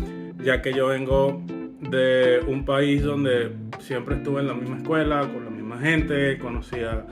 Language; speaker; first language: Spanish; early bilingual, other home language; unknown